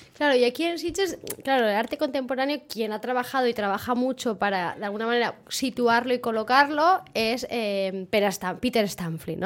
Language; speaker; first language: Spanish; non-native, local second language; Catalan